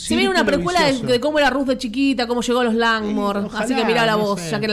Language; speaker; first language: Spanish; native; Spanish